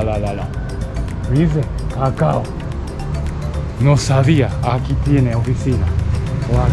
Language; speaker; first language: Spanish; non-native, learner; Japanese